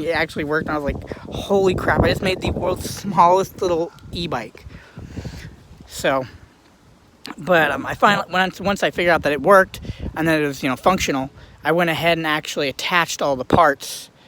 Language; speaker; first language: English; native; English